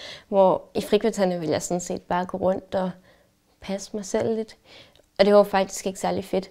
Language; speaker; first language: Danish; early bilingual, heritage; Danish